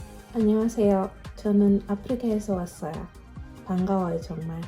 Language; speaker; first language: Korean; non-native, learner; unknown